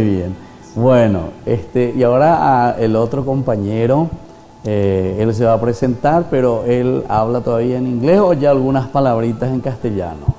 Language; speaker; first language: Spanish; native; Spanish